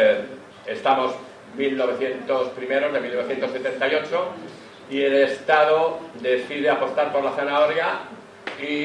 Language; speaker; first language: Spanish; native; Spanish